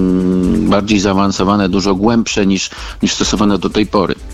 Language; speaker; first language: Polish; native; Polish